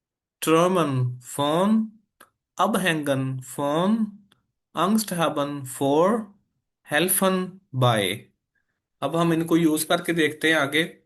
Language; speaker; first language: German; non-native, fluent; Urdu